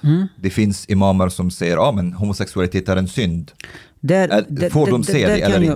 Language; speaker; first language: Swedish; early bilingual, other home language; Arabic